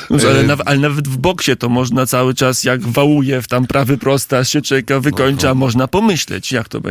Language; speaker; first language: Polish; native; Polish